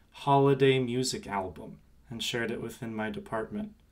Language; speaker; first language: English; native; English